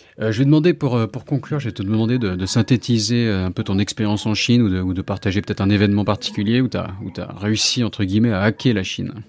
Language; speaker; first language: French; native; French